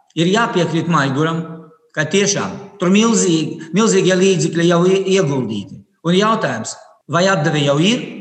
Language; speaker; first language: Latvian; non-native, local second language; Russian